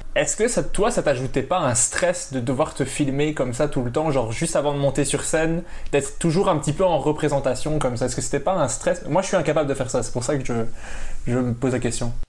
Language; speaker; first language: French; native; French